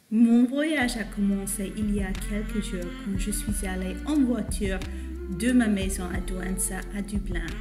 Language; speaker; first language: French; non-native, fluent; English